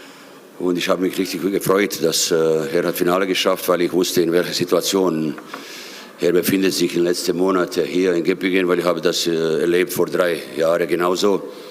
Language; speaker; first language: German; non-native, fluent; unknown